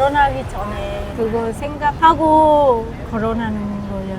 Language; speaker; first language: Korean; non-native, learner; Vietnamese